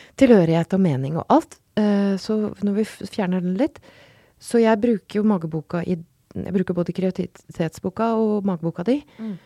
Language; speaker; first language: Norwegian; native; Norwegian